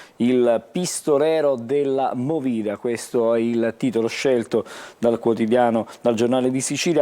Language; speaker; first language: Italian; native; Italian